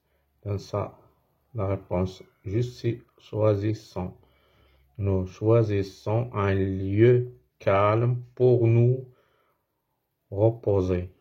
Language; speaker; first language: French; non-native, fluent; Arabic